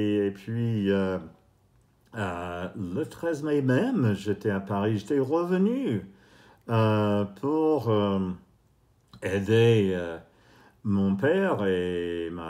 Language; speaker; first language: French; non-native, fluent; English